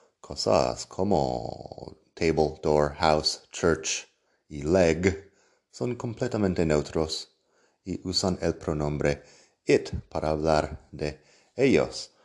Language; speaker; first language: Spanish; non-native, fluent; English